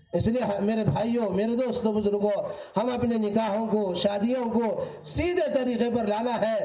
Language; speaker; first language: Urdu; native; Urdu